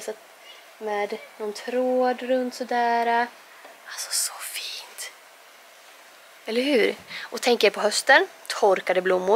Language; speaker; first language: Swedish; native; Swedish